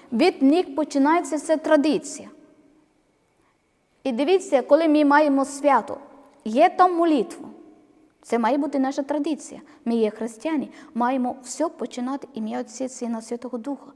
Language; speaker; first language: Ukrainian; non-native, learner; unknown